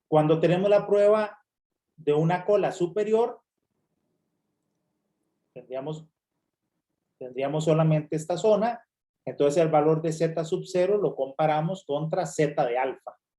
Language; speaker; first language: Spanish; native; Spanish